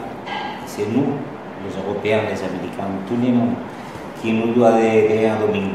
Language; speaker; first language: French; non-native, learner; Spanish